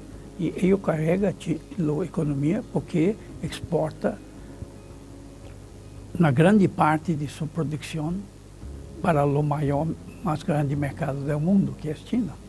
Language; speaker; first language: Spanish; non-native, fluent; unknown